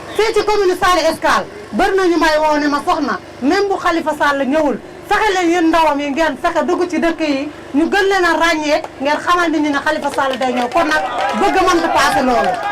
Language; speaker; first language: Wolof; native; Wolof